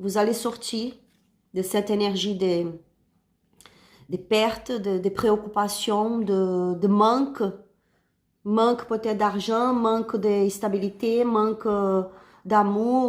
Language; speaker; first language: French; non-native, learner; Spanish